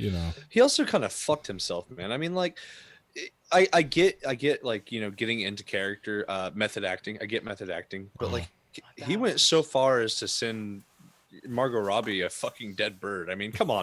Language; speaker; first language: English; native; English